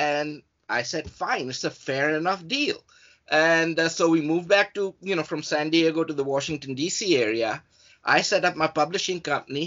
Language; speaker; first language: English; non-native, local second language; Urdu